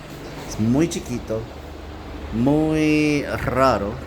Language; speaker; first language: Spanish; non-native, fluent; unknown